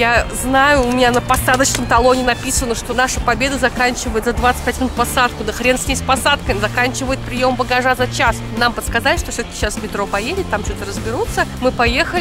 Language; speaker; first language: Russian; native; Russian